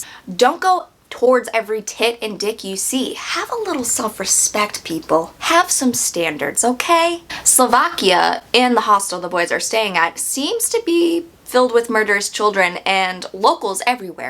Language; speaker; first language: English; native; English